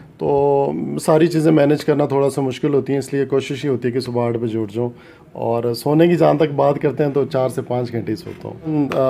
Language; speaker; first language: Urdu; non-native, local second language; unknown